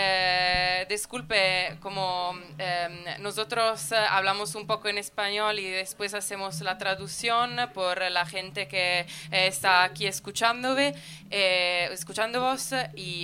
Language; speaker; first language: Spanish; non-native, fluent; Italian